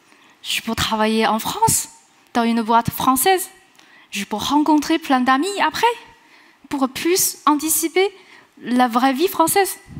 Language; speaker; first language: French; non-native, fluent; Chinese